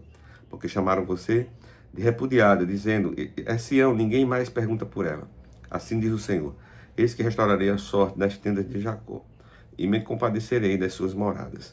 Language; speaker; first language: Portuguese; native; Portuguese